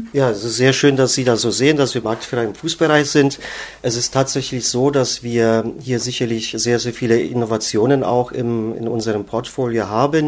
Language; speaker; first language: German; native; German